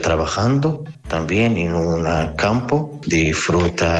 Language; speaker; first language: Spanish; non-native, learner; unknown